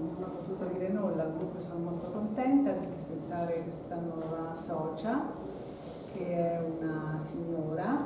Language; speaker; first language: Italian; native; Italian